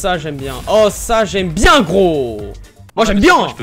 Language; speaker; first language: French; native; French